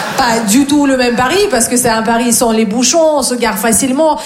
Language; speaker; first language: French; non-native, fluent; Russian